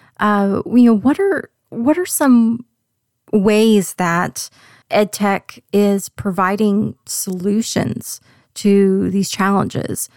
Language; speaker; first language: English; native; English